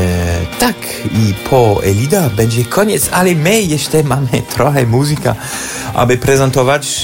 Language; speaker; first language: Polish; non-native, learner; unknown